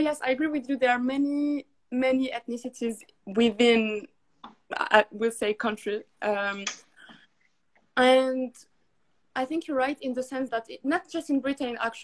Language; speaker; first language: English; non-native, fluent; Arabic